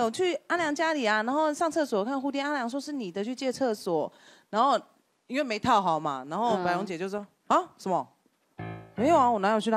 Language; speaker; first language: Chinese; native; Chinese